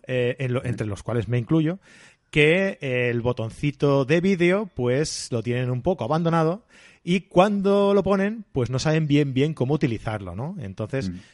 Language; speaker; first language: Spanish; native; Spanish